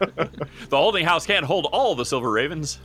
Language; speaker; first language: English; native; English